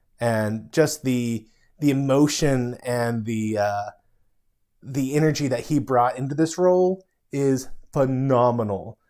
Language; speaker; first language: English; native; English